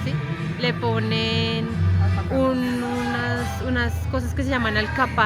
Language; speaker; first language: Spanish; native; Spanish